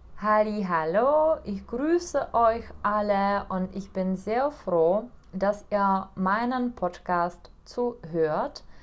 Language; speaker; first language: German; non-native, fluent; Czech